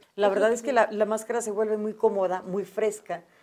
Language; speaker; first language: Spanish; native; Spanish